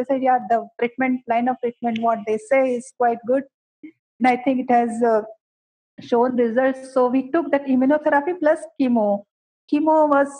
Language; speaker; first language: English; non-native, local second language; Kannada